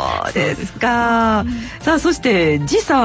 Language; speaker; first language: Japanese; native; Japanese